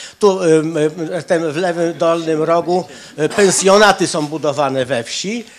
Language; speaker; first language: Polish; native; Polish